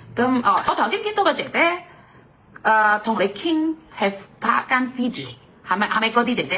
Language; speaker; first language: Cantonese; non-native, fluent; Indonesian